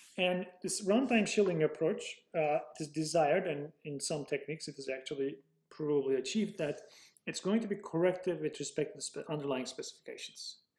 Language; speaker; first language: English; non-native, fluent; Turkish